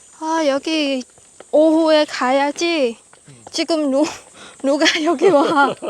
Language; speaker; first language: Korean; non-native, learner; Vietnamese